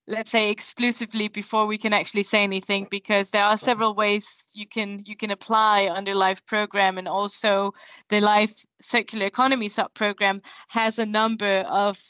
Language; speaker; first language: English; non-native, fluent; Danish